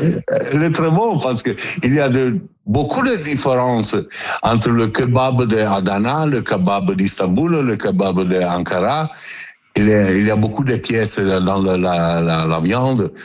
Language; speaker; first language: French; non-native, learner; Italian